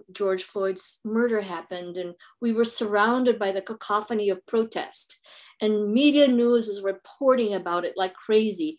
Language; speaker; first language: English; non-native, local second language; Filipino